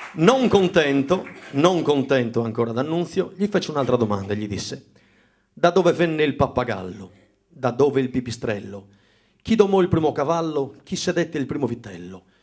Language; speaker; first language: Italian; non-native, local second language; Sardinian